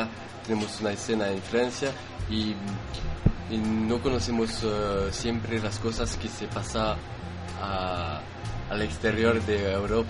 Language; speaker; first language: Spanish; non-native, fluent; French